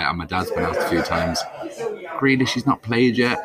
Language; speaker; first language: English; native; English